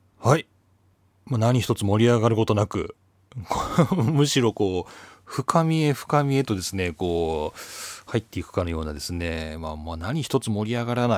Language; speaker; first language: Japanese; native; Japanese